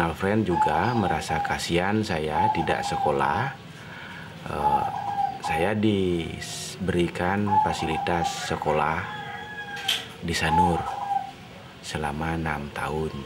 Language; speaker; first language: Indonesian; non-native, local second language; Balinese